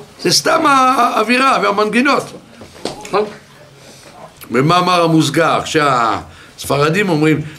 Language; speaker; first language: Hebrew; non-native, fluent; French